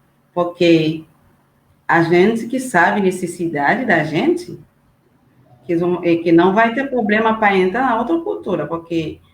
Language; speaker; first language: Portuguese; non-native, learner; Haitian Creole